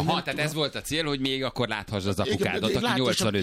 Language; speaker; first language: Hungarian; native; Hungarian